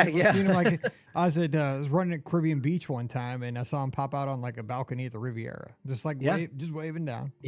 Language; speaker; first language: English; native; English